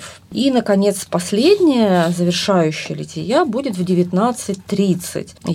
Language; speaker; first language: Russian; native; Russian